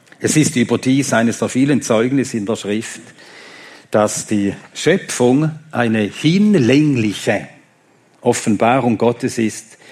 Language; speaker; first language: German; non-native, fluent; Swedish